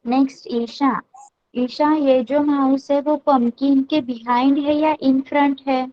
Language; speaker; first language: Hindi; non-native, local second language; Marathi